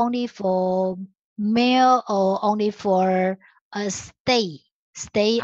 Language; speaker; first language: English; non-native, learner; Chinese